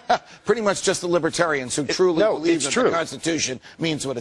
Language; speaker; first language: English; native; English